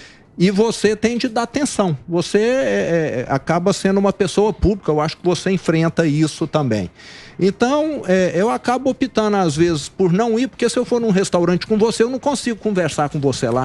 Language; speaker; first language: Portuguese; native; Portuguese